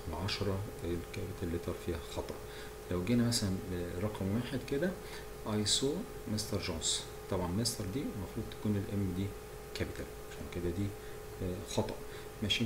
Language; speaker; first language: Arabic; native; Arabic